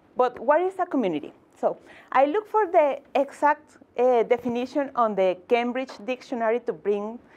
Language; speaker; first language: English; non-native, fluent; Spanish